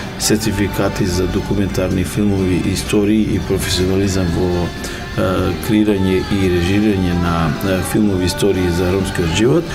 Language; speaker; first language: Macedonian; non-native, local second language; Romany